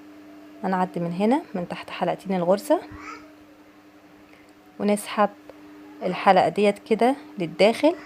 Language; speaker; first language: Arabic; native; Arabic